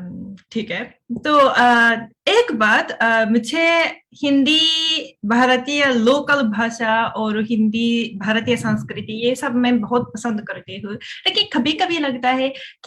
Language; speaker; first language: Hindi; non-native, fluent; Japanese